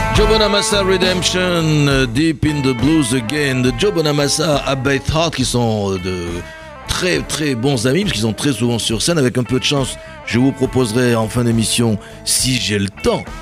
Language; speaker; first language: French; native; French